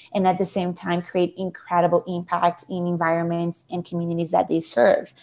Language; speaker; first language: English; non-native, fluent; Portuguese